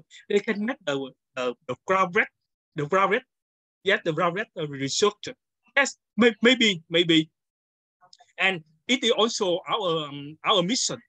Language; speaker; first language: English; non-native, learner; Vietnamese